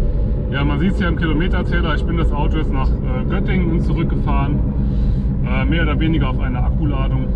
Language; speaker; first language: German; native; German